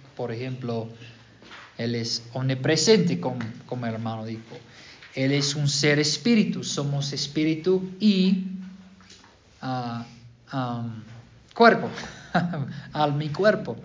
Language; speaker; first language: Spanish; non-native, fluent; English